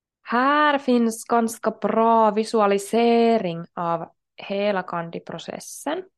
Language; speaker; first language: Swedish; non-native, local second language; Finnish